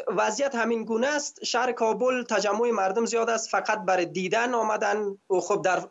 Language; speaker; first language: Persian; native; Persian